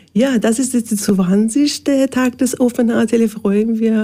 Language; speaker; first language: German; non-native, learner; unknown